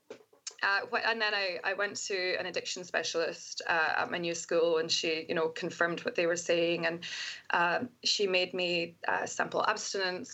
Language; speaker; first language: English; native; English